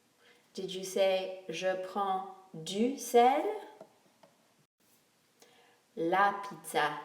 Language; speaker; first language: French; non-native, fluent; English